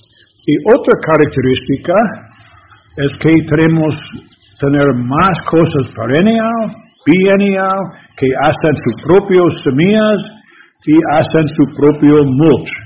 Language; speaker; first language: Spanish; non-native, learner; English